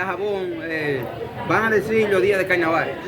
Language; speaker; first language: Spanish; native; Spanish